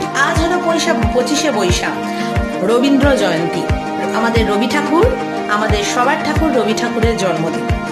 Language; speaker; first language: Hindi; non-native, local second language; Bangla